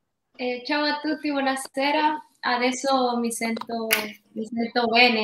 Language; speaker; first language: Italian; non-native, learner; Spanish